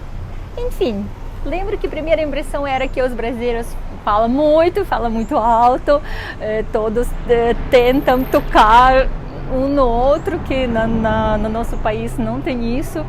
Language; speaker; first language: Portuguese; non-native, fluent; Russian